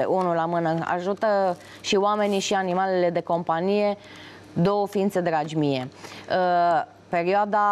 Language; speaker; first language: Romanian; native; Romanian